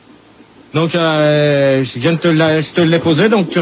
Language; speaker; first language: French; native; French